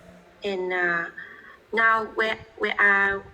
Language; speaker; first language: English; non-native, learner; Vietnamese